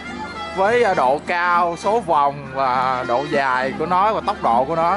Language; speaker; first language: Vietnamese; native; Vietnamese